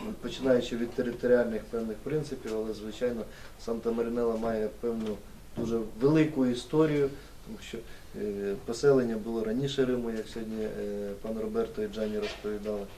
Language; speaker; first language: Ukrainian; native; Ukrainian